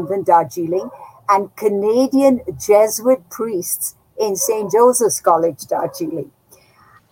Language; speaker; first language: English; non-native, local second language; Nepali